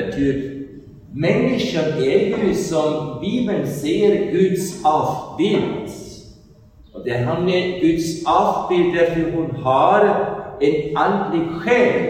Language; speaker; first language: Swedish; non-native, fluent; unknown